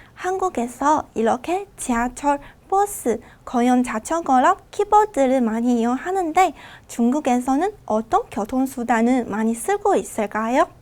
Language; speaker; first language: Korean; non-native, fluent; Chinese